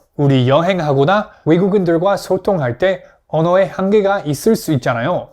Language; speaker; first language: Korean; non-native, fluent; English